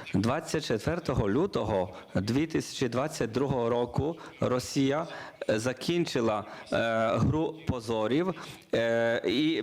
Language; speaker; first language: Ukrainian; non-native, learner; Polish